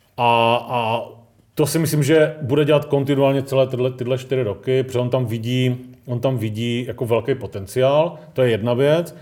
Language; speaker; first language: Czech; early bilingual, other home language; Greek